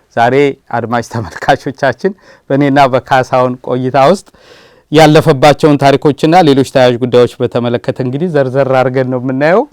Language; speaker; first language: Amharic; native; Amharic